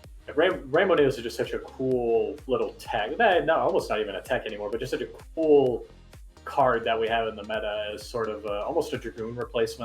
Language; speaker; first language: English; native; English